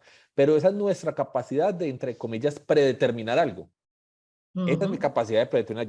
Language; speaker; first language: Spanish; native; Spanish